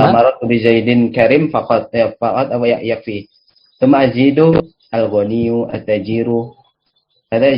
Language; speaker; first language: Arabic; non-native, learner; Malay